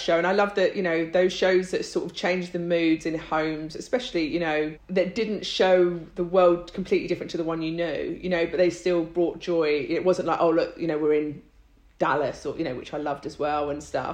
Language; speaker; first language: English; native; English